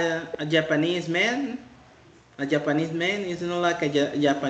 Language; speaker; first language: English; non-native, fluent; Spanish